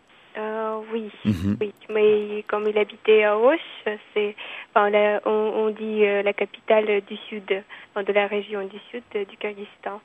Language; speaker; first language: French; non-native, fluent; Kyrgyz